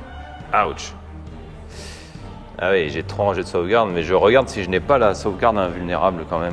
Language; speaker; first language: French; native; French